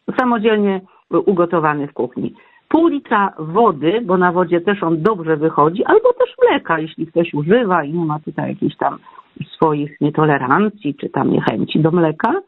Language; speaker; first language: Polish; native; Polish